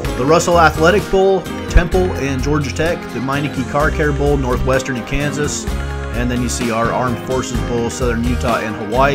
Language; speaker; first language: English; native; English